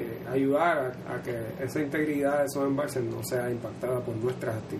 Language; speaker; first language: Spanish; native; Spanish